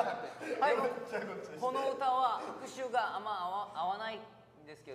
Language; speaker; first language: Japanese; non-native, learner; Korean